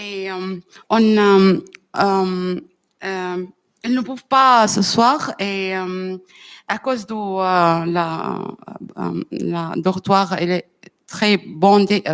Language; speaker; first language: French; non-native, learner; Arabic